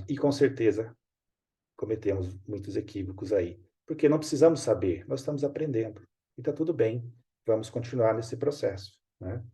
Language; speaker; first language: Portuguese; native; Portuguese